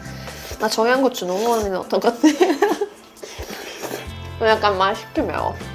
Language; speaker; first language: Korean; non-native, fluent; Swedish